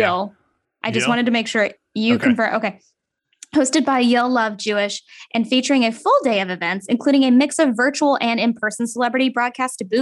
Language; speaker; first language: English; native; English